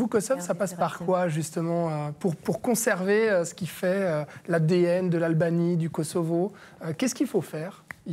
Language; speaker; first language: French; native; French